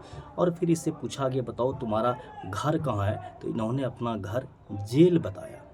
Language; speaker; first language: Hindi; native; Hindi